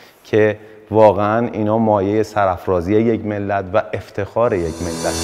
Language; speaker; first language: Persian; native; Persian